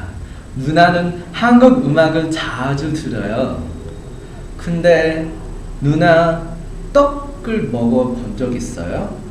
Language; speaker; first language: Korean; non-native, learner; English